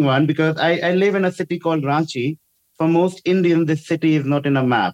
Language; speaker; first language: English; non-native, local second language; Hindi